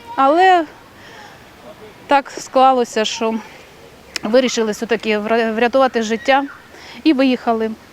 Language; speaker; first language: Ukrainian; native; Ukrainian